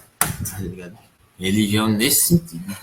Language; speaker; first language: Portuguese; native; Portuguese